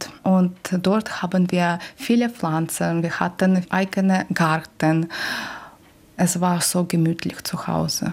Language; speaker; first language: German; non-native, learner; Ukrainian